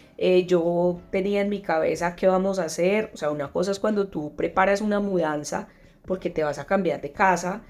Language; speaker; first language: Spanish; native; Spanish